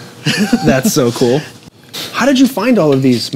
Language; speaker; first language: English; native; English